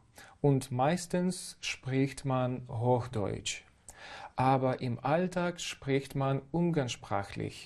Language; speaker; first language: German; non-native, fluent; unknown